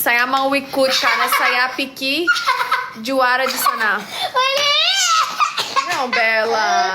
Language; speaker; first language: Indonesian; non-native, learner; Portuguese